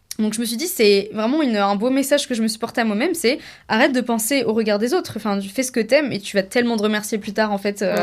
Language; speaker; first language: French; native; French